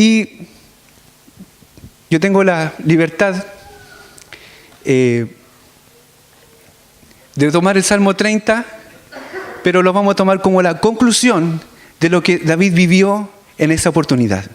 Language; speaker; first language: Spanish; native; Spanish